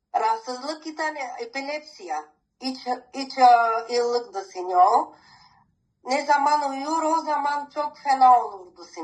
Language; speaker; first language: Turkish; non-native, learner; Greek